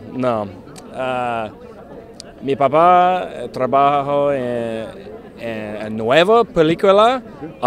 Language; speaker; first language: Spanish; non-native, learner; English